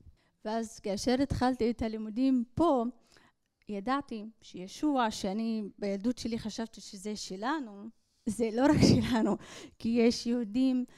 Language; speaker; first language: Hebrew; non-native, local second language; Arabic